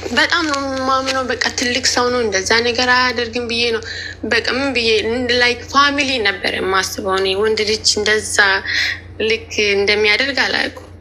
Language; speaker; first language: Amharic; native; Amharic